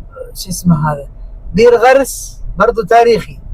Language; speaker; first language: Arabic; non-native, learner; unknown